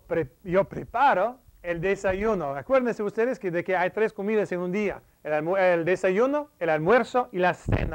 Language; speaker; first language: Spanish; non-native, fluent; English